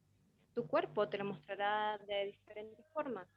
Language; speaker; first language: Spanish; native; Spanish